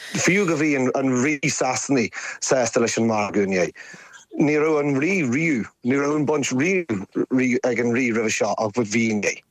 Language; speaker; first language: Irish; native; Irish